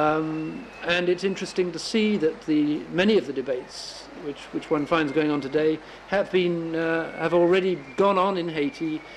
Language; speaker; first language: English; native; English